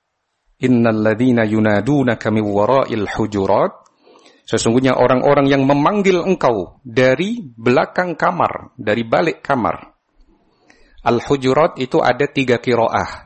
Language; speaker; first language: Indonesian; native; Indonesian